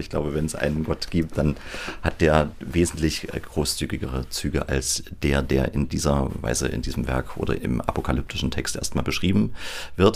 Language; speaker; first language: German; native; German